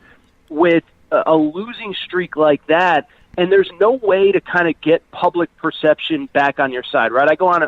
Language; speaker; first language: English; native; English